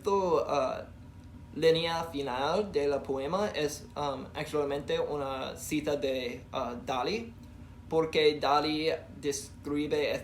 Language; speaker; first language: Spanish; non-native, learner; English